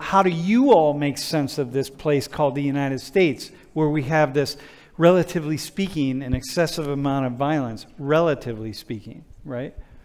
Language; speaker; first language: English; native; English